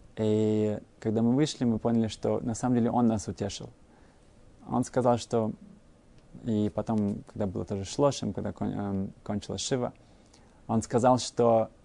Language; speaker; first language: Russian; early bilingual, heritage; Russian